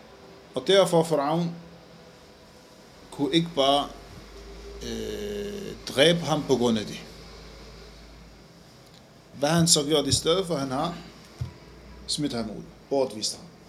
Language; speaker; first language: Danish; non-native, fluent; Arabic